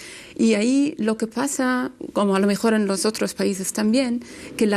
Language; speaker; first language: Spanish; non-native, learner; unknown